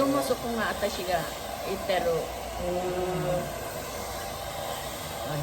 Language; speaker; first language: Japanese; non-native, learner; Filipino